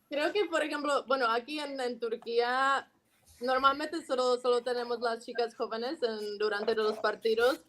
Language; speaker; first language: Spanish; non-native, fluent; Czech